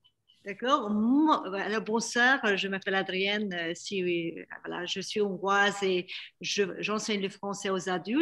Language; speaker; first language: French; non-native, fluent; Hungarian